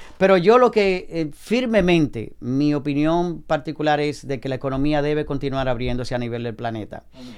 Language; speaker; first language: Spanish; native; Spanish